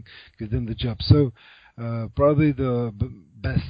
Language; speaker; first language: English; non-native, fluent; Czech